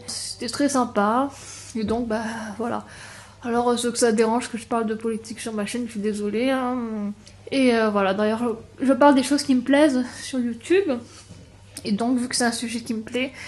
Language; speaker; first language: French; native; French